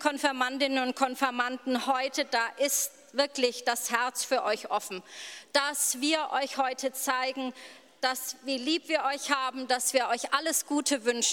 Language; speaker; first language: German; native; German